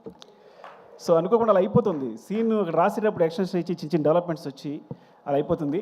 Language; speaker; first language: Telugu; native; Telugu